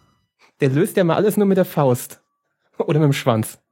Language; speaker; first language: German; native; German